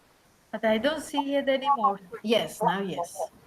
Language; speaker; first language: English; non-native, learner; Spanish